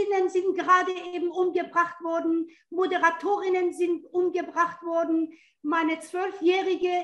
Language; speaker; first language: German; non-native, fluent; Persian